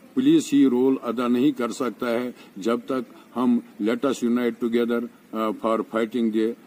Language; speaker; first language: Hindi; non-native, local second language; Kashmiri